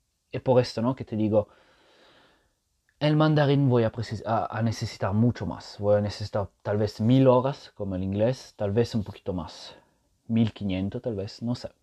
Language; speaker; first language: Spanish; non-native, fluent; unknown